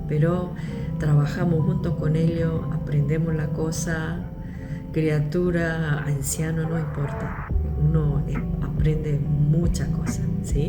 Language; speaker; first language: Spanish; non-native, local second language; Korean